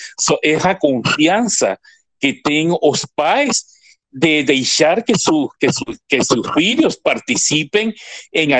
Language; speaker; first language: Portuguese; non-native, fluent; Spanish